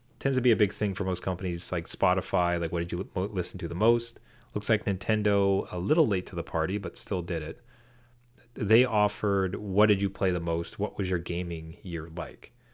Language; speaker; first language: English; native; English